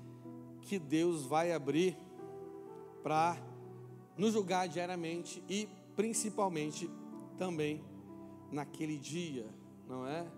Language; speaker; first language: Portuguese; native; Portuguese